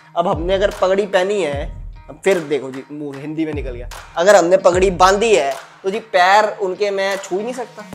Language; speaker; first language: Hindi; non-native, local second language; Punjabi